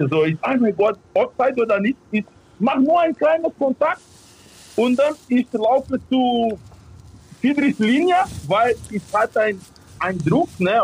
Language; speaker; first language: German; non-native, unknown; Portuguese